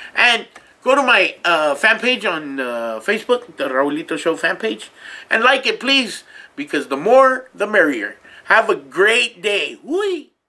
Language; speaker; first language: English; early bilingual, other home language; Spanish